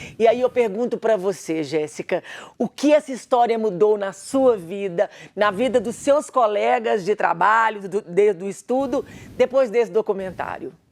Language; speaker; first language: Portuguese; native; Portuguese